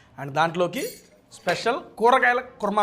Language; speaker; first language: Telugu; native; Telugu